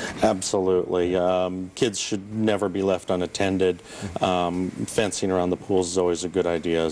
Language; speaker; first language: English; native; English